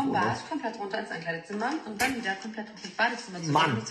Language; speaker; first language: German; native; German